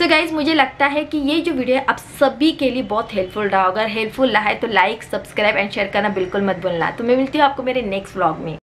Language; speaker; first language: Hindi; native; Hindi